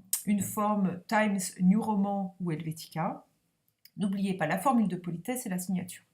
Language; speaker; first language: French; native; French